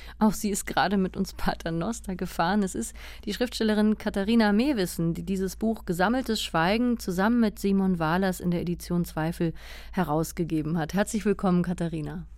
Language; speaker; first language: German; native; German